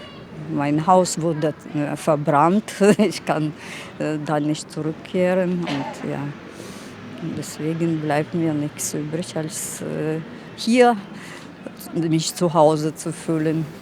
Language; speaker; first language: German; non-native, fluent; Russian